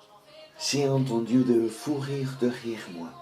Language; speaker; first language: French; non-native, learner; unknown